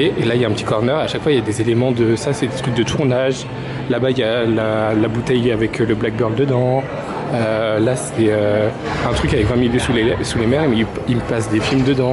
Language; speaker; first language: French; native; French